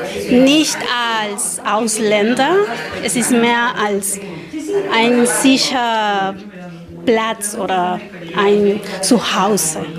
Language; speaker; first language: German; non-native, learner; Spanish